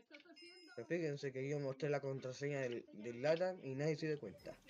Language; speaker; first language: Spanish; native; Spanish